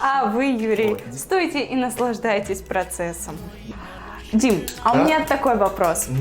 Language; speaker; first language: Russian; native; Russian